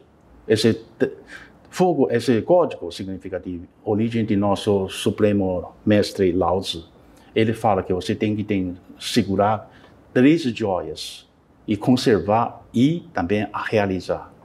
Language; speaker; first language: Portuguese; non-native, learner; Chinese